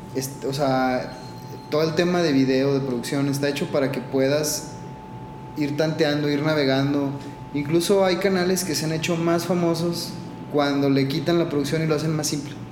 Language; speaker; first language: Spanish; native; Spanish